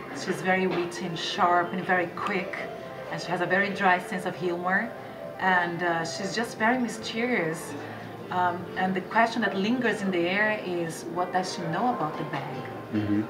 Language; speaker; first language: English; non-native, fluent; Portuguese